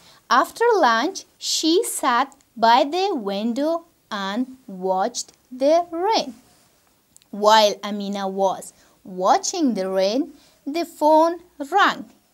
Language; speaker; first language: English; non-native, fluent; Persian